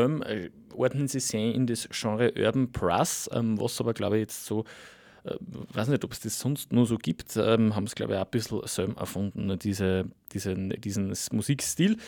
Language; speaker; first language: German; native; German